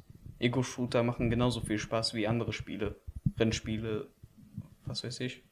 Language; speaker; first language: German; early bilingual, other home language; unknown